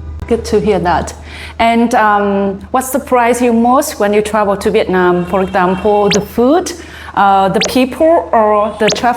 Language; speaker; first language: English; non-native, learner; Vietnamese